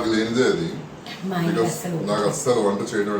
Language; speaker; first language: Telugu; native; Telugu